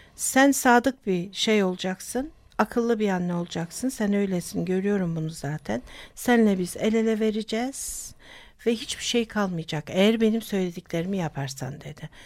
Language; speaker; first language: Turkish; native; Turkish